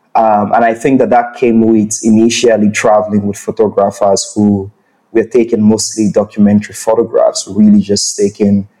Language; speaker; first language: English; non-native, local second language; Igbo